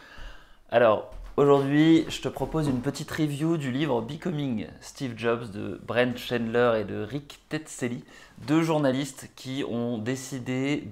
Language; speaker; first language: French; native; French